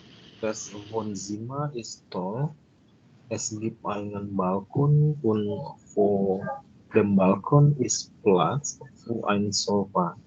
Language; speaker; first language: German; non-native, learner; Indonesian